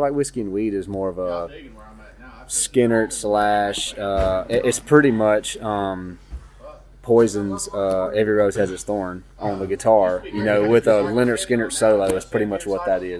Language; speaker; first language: English; native; English